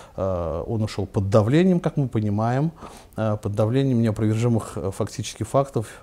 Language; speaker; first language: Russian; native; Russian